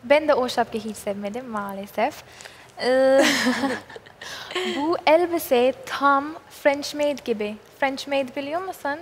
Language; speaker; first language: Turkish; non-native, learner; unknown